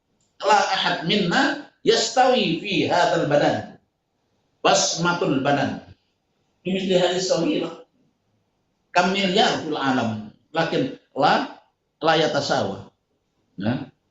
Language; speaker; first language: Arabic; non-native, fluent; Indonesian